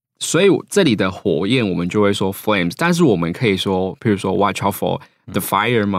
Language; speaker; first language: Chinese; native; Chinese